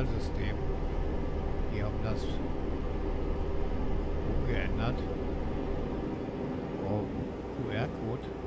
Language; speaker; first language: German; native; German